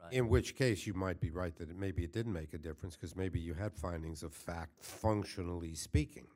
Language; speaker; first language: English; native; English